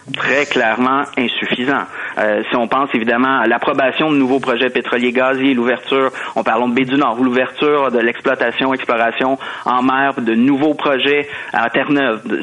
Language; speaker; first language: French; native; French